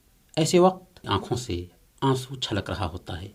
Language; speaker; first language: Urdu; native; Urdu